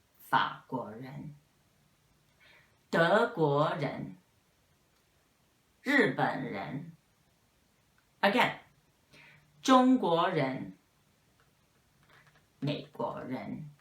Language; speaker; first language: Chinese; non-native, fluent; English